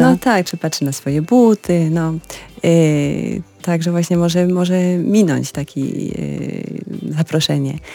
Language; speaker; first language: Polish; non-native, fluent; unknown